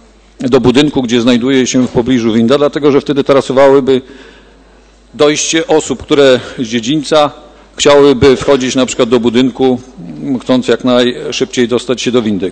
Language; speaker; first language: Polish; native; Polish